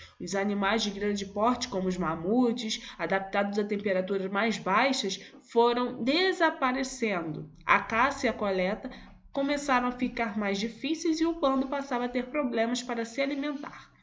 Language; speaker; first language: Portuguese; native; Portuguese